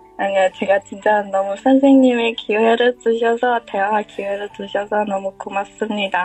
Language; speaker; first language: Korean; non-native, learner; Chinese